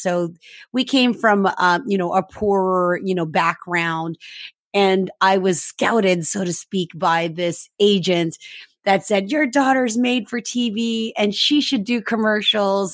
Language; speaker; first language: English; early bilingual, other home language; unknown